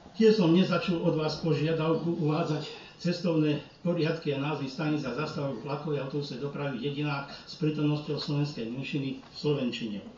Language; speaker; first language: Slovak; early bilingual, heritage; Slovak